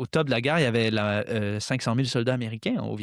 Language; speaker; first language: French; native; French